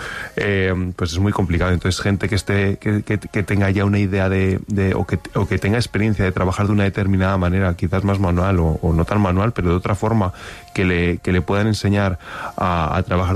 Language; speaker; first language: Spanish; native; Spanish